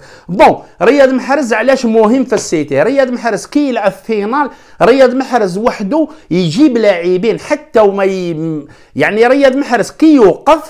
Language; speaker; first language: Arabic; native; Arabic